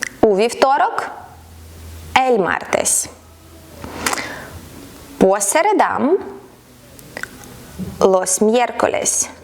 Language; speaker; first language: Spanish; non-native, fluent; Ukrainian